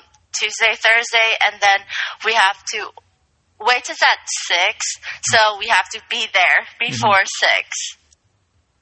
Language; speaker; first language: English; non-native, fluent; Chinese